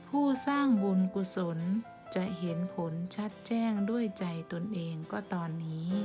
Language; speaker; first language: Thai; native; Thai